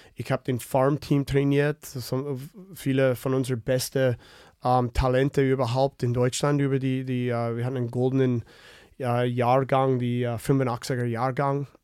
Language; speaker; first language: German; non-native, fluent; English